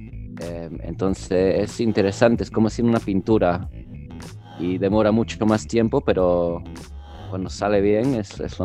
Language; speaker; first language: Spanish; early bilingual, heritage; English